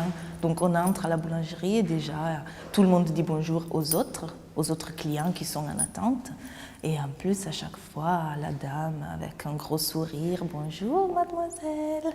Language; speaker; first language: French; non-native, fluent; Italian